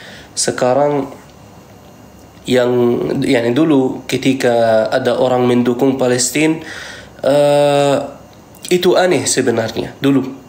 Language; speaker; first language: Indonesian; non-native, fluent; Arabic